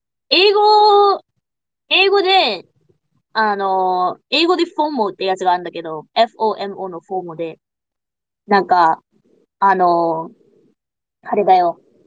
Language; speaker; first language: Japanese; non-native, fluent; English